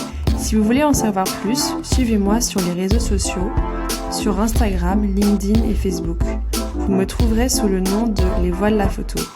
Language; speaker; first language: French; native; French